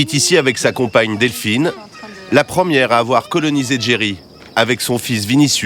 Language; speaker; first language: French; native; French